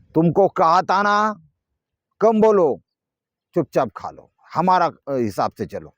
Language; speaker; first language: Hindi; non-native, local second language; Marathi